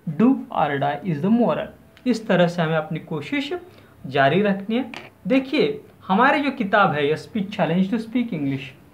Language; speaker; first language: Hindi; non-native, local second language; Marathi